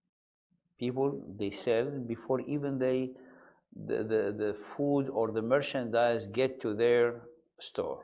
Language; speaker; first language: English; non-native, fluent; Arabic